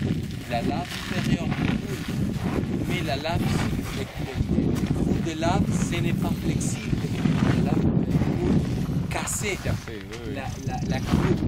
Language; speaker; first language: French; non-native, learner; Spanish